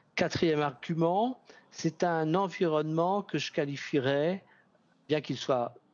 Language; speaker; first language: French; native; French